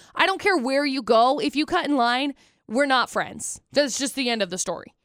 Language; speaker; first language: English; native; English